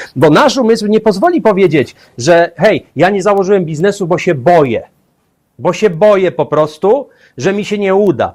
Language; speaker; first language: Polish; native; Polish